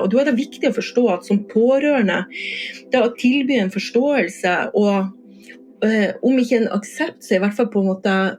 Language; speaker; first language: Norwegian; native; Norwegian